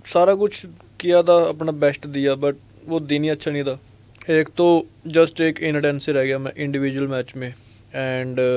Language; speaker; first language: Hindi; non-native, local second language; Punjabi